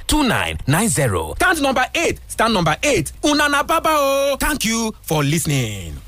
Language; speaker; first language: Nigerian Pidgin; native; Nigerian Pidgin